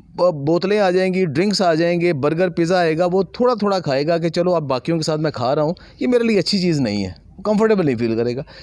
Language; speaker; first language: Urdu; non-native, local second language; Punjabi